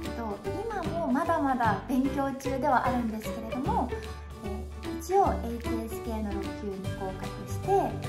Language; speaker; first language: Japanese; native; Japanese